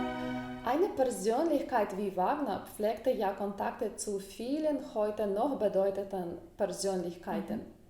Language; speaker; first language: German; non-native, fluent; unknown